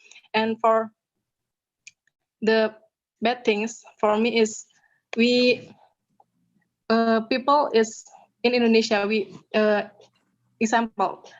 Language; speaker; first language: English; non-native, learner; Indonesian